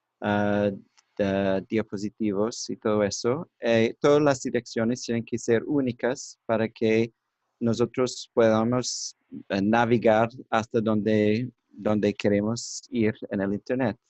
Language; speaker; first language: Spanish; non-native, learner; English